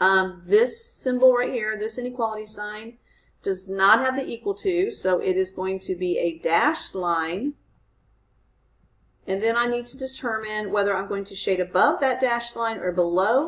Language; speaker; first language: English; native; English